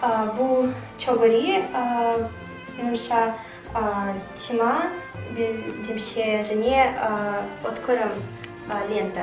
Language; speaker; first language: Kazakh; non-native, local second language; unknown